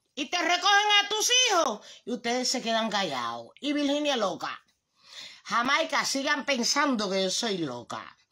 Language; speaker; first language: Spanish; native; Spanish